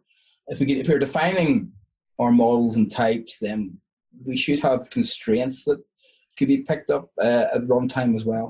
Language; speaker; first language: English; native; English